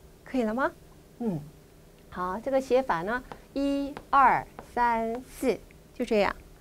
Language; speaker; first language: Chinese; non-native, fluent; Korean